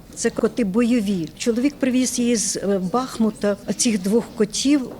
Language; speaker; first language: Ukrainian; non-native, local second language; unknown